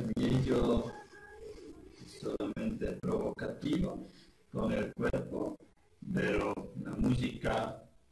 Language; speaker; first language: Spanish; non-native, learner; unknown